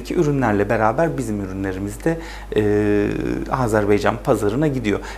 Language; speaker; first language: Turkish; native; Turkish